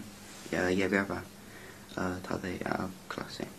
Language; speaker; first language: Spanish; non-native, learner; English